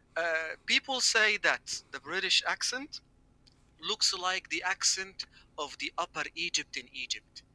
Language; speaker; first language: English; non-native, fluent; Arabic